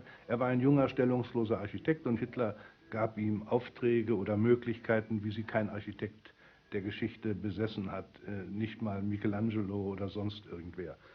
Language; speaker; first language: German; native; German